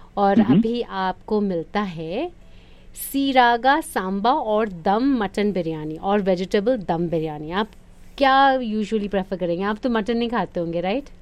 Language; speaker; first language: Hindi; native; Hindi